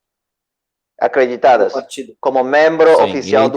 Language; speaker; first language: Portuguese; non-native, learner; Spanish